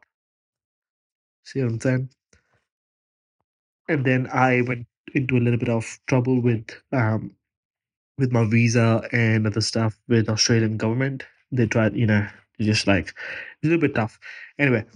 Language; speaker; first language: English; non-native, local second language; Punjabi